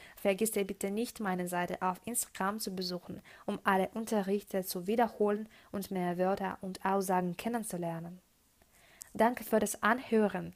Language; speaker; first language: German; non-native, fluent; Russian